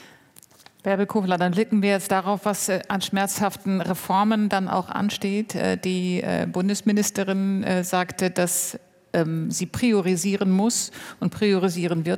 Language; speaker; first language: German; native; German